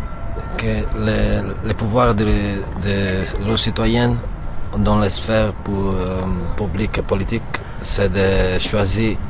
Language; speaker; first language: French; non-native, learner; Italian